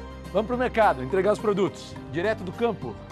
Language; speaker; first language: Portuguese; native; Portuguese